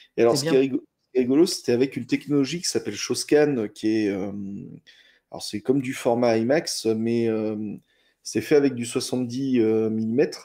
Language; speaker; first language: French; native; French